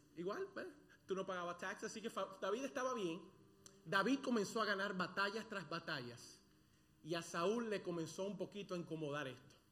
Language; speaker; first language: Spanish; early bilingual, other home language; English